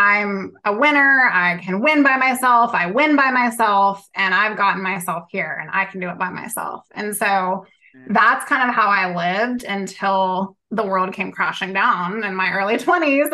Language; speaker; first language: English; native; English